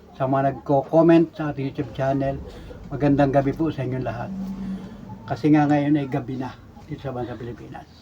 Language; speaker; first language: Filipino; native; Filipino